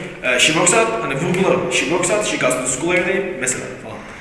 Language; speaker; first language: English; non-native, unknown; Turkish